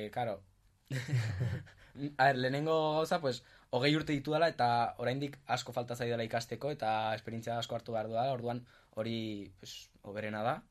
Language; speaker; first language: Basque; non-native, local second language; Spanish